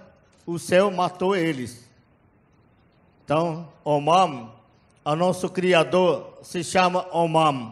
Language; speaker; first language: Portuguese; non-native, local second language; Yanomámi